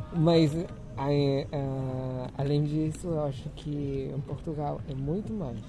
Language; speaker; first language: Portuguese; non-native, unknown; Spanish